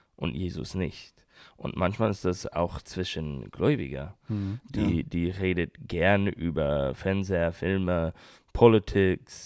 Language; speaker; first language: German; non-native, learner; English